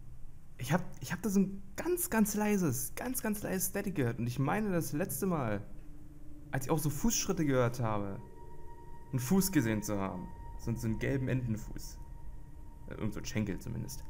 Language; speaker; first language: German; native; German